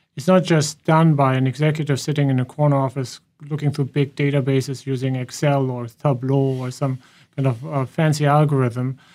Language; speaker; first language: English; non-native, fluent; German